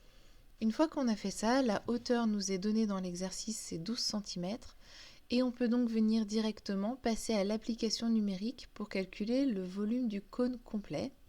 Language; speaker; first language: French; native; French